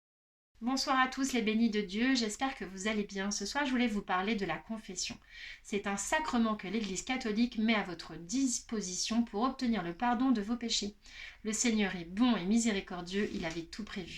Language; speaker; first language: French; native; French